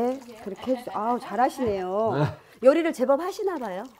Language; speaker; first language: Korean; native; Korean